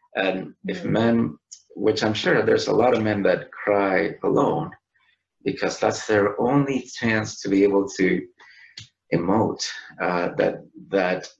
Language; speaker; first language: English; native; English